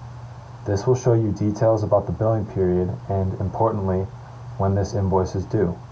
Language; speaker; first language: English; native; English